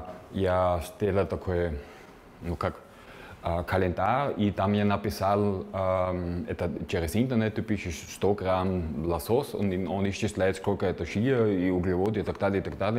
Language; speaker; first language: Russian; non-native, fluent; German